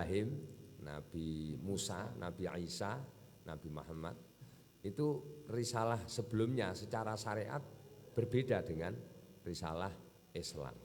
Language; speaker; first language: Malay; non-native, local second language; Javanese